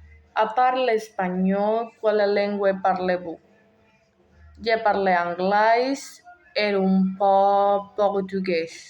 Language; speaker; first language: French; non-native, learner; Spanish